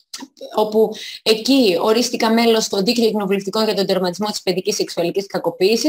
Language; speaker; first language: Greek; native; Greek